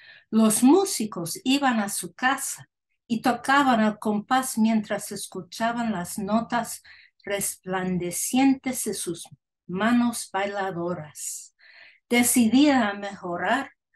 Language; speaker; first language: Spanish; early bilingual, heritage; Spanish